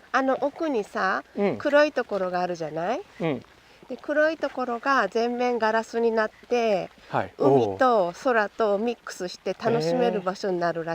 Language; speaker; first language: Japanese; native; Japanese